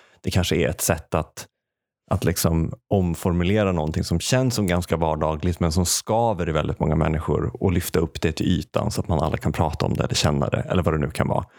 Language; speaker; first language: Swedish; native; Swedish